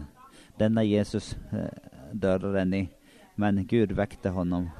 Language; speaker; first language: Swedish; non-native, local second language; Finnish